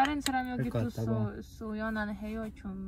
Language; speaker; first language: Korean; non-native, learner; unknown